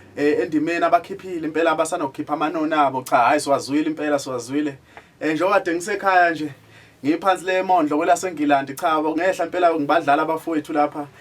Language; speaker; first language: Zulu; native; Zulu